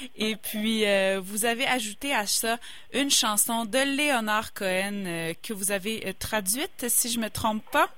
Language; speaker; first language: French; native; French